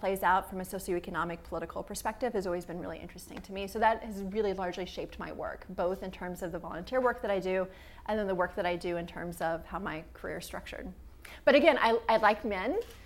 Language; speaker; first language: English; native; English